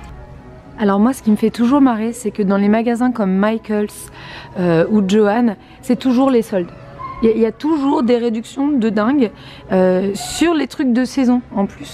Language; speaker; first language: French; native; French